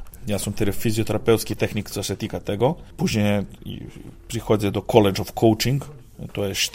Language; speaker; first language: Polish; non-native, fluent; Serbian